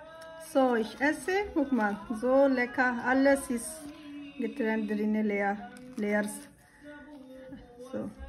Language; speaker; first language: German; non-native, learner; Urdu